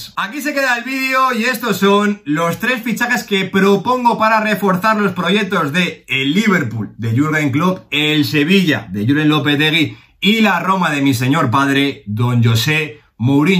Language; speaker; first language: Spanish; native; Spanish